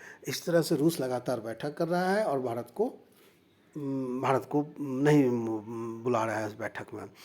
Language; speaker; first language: Hindi; native; Hindi